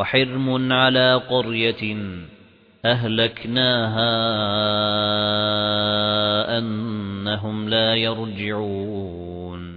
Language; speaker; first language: Arabic; native; Arabic